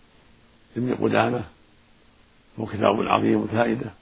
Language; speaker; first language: Arabic; native; Arabic